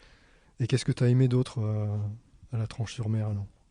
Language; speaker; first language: French; native; French